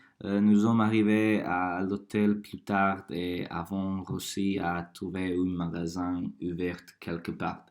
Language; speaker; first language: French; non-native, learner; Croatian